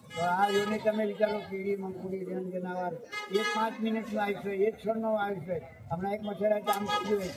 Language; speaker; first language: Gujarati; non-native, local second language; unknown